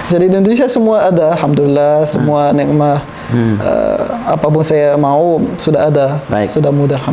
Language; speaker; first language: Indonesian; non-native, learner; Arabic